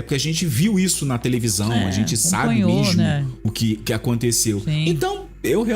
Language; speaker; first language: Portuguese; native; Portuguese